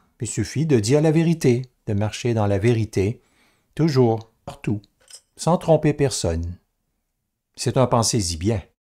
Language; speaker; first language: French; native; French